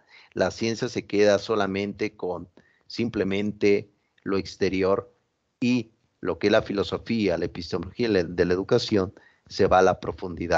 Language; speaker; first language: Spanish; native; Spanish